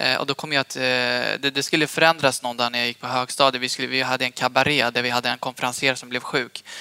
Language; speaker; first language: Swedish; early bilingual, other home language; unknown